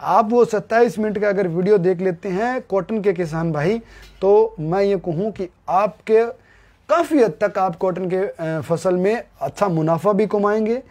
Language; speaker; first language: Hindi; native; Hindi